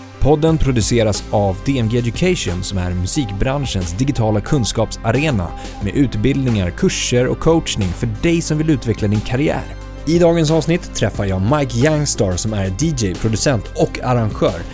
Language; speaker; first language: Swedish; native; Swedish